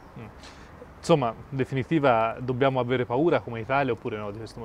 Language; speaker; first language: Italian; native; Italian